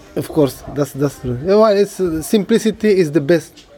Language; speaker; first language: English; non-native, learner; Arabic